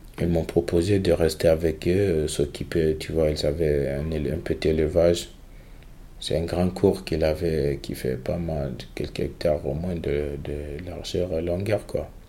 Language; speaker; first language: French; non-native, local second language; Fula